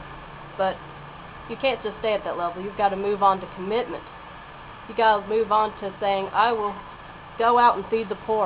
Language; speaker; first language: English; native; English